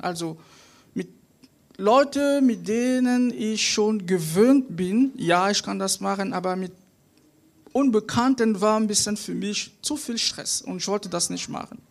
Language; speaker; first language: German; non-native, fluent; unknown